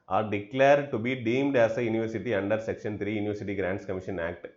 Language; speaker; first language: English; non-native, local second language; Tamil